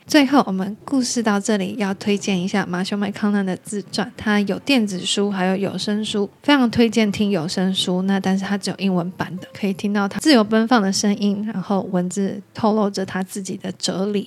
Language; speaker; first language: Chinese; native; Chinese